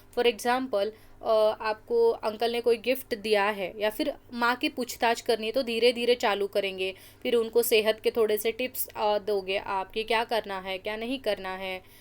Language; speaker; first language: Hindi; non-native, local second language; Marathi